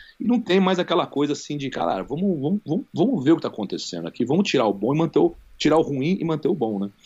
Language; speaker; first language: Portuguese; native; Portuguese